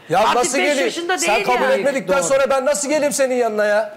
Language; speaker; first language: Turkish; native; Turkish